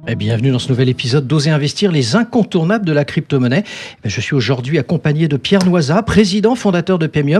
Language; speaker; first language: French; native; French